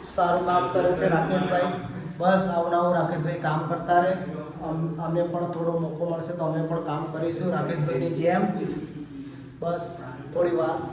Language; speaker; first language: Gujarati; native; Gujarati